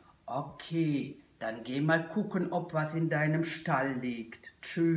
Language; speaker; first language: German; native; German